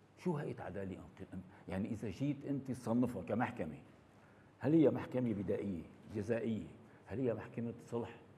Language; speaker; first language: Arabic; native; Arabic